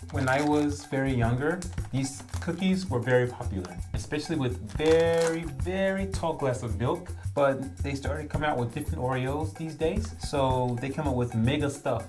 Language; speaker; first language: English; native; English